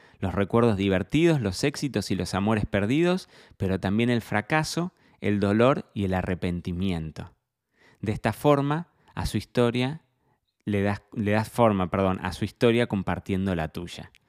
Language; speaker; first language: Spanish; native; Spanish